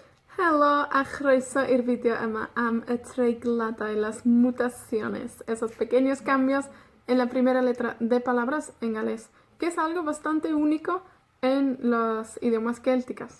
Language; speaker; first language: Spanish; non-native, fluent; Welsh